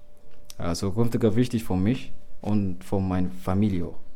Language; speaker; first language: German; non-native, learner; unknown